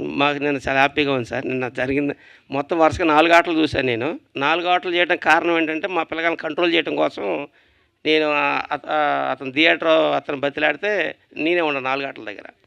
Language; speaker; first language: Telugu; native; Telugu